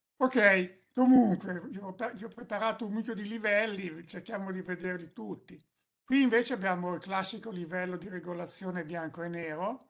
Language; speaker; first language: Italian; native; Italian